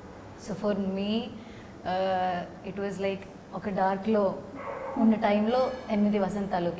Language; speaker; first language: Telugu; non-native, learner; Malayalam